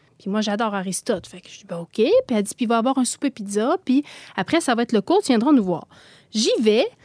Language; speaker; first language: French; native; French